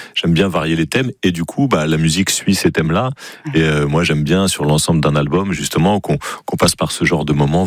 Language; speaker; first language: French; native; French